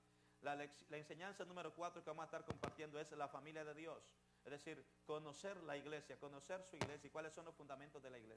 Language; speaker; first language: Spanish; native; Spanish